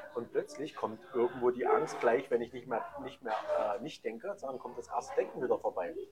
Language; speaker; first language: German; native; German